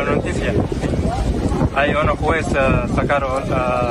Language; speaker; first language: Spanish; non-native, learner; Arabic